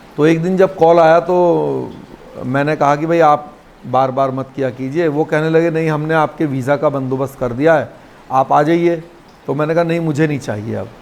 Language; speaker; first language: Hindi; native; Hindi